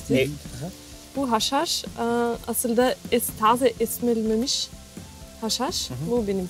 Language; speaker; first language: Turkish; non-native, learner; German